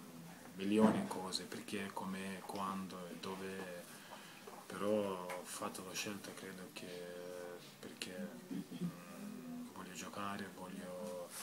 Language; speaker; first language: Italian; non-native, fluent; Lithuanian